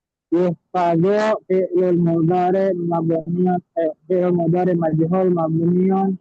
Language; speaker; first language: Arabic; non-native, learner; Indonesian